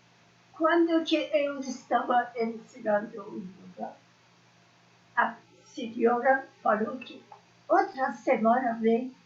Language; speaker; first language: Portuguese; non-native, learner; Persian